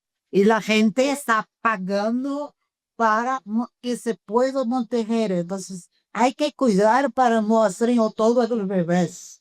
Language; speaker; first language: Spanish; non-native, fluent; Portuguese